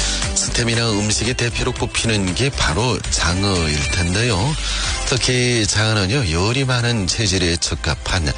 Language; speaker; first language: Korean; native; Korean